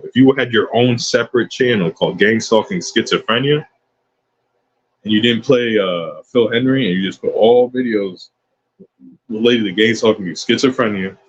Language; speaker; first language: English; native; English